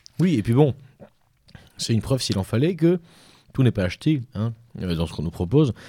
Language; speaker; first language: French; native; French